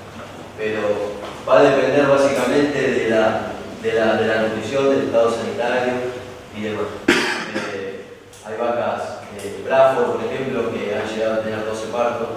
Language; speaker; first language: Spanish; native; Spanish